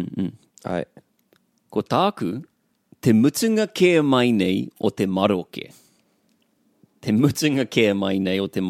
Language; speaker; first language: Māori; non-native, local second language; English